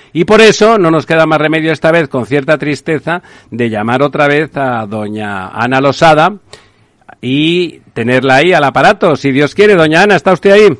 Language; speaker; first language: Spanish; native; Spanish